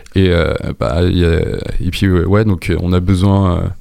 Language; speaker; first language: French; native; French